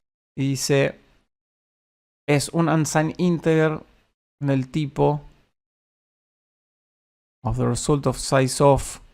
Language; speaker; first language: Spanish; native; Spanish